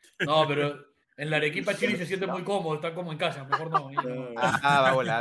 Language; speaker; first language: Spanish; native; Spanish